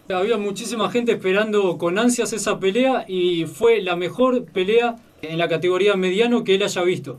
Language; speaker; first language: Spanish; native; Spanish